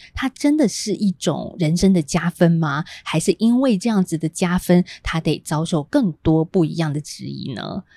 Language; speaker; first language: Chinese; native; Chinese